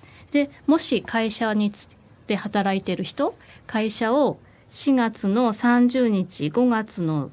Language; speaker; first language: Japanese; native; Japanese